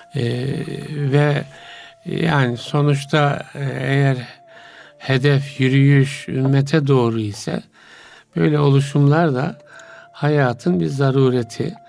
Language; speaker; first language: Turkish; native; Turkish